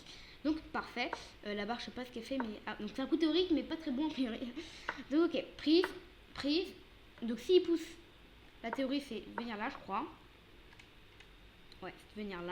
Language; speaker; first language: French; native; French